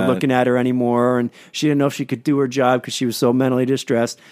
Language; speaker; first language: English; native; English